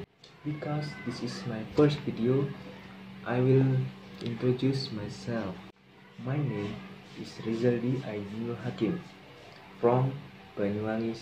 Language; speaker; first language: English; non-native, learner; Indonesian